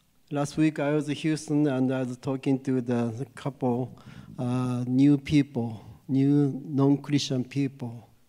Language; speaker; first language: English; non-native, fluent; Japanese